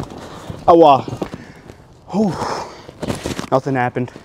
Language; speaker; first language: English; native; English